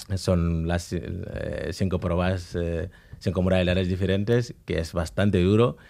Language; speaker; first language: Spanish; non-native, fluent; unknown